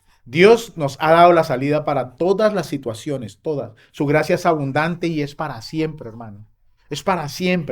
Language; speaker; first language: Spanish; native; Spanish